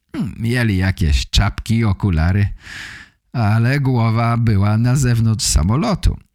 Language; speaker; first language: Polish; native; Polish